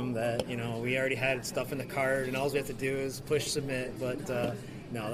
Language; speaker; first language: English; native; English